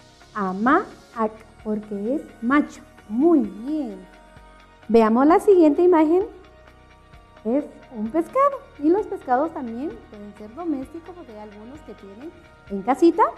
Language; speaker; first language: Spanish; non-native, local second language; Kʼicheʼ